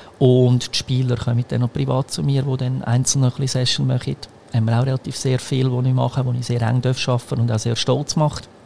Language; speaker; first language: German; early bilingual, other home language; Croatian